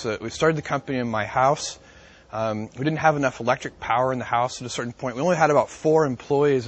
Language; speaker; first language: English; native; English